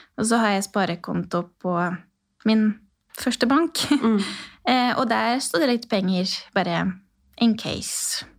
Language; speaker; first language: Norwegian; non-native, fluent; Romanian